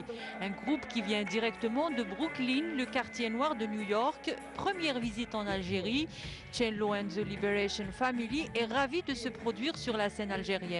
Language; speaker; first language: French; non-native, local second language; Arabic